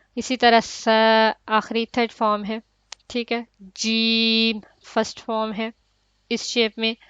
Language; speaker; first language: Urdu; native; Urdu